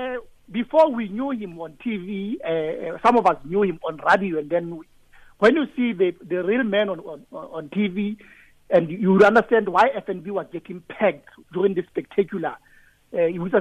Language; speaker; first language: English; non-native, local second language; Southern Sotho